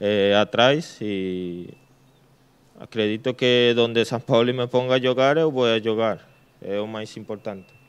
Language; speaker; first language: Portuguese; non-native, learner; Spanish